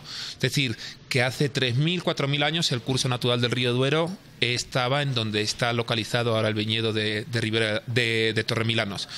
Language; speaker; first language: Spanish; native; Spanish